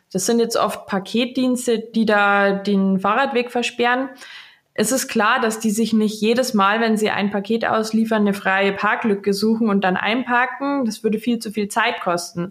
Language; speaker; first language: German; native; German